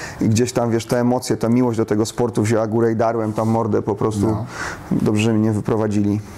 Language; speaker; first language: Polish; native; Polish